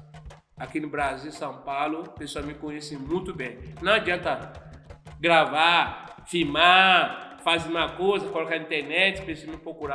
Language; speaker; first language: Portuguese; non-native, learner; Yoruba